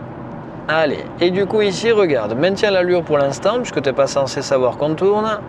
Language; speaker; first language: French; native; French